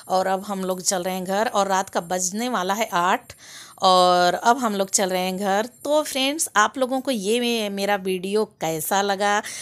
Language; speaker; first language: Hindi; native; Hindi